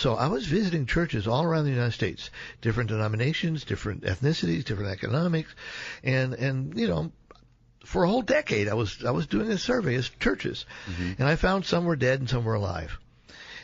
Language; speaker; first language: English; native; English